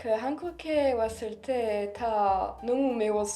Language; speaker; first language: Korean; non-native, learner; French